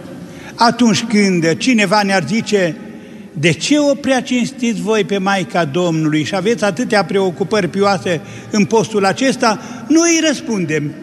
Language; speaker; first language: Romanian; native; Romanian